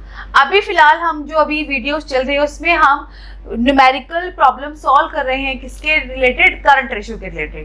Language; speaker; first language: Hindi; native; Hindi